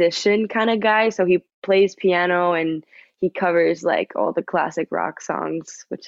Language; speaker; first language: English; native; English